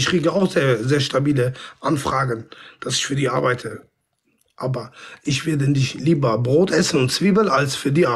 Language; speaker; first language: German; non-native, fluent; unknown